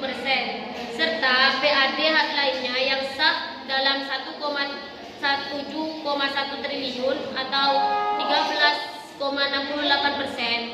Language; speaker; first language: Indonesian; native; Indonesian